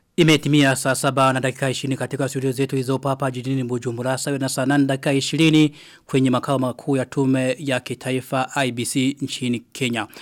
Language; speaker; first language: Swahili; non-native, local second language; Rundi